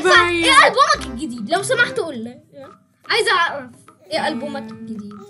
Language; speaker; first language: Arabic; native; Arabic